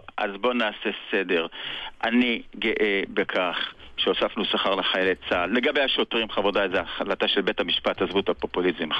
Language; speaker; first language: Hebrew; native; Hebrew